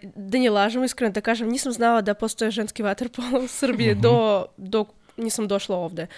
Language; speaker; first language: Serbian; non-native, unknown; Russian